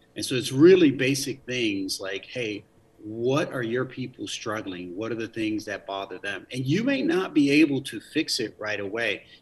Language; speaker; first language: English; early bilingual, other home language; Spanish